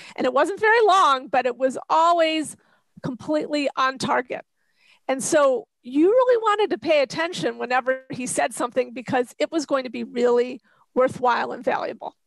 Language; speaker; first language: English; native; English